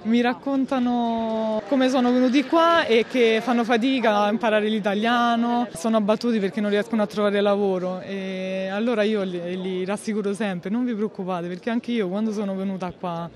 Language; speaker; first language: Italian; early bilingual, other home language; Albanian